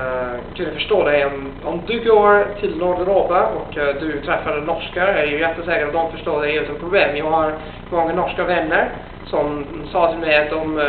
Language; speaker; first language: Swedish; non-native, fluent; Italian